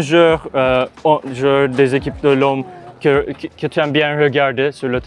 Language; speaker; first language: French; non-native, learner; Turkish